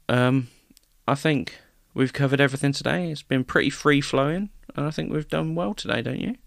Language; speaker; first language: English; native; English